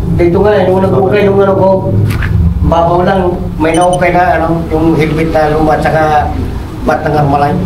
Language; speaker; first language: Filipino; non-native, local second language; Iloko